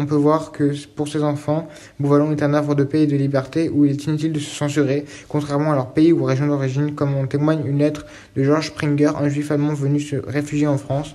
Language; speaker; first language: French; native; French